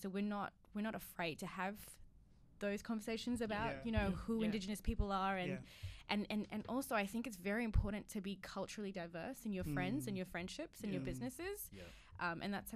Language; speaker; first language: English; native; English